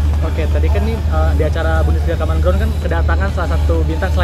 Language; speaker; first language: Indonesian; native; Indonesian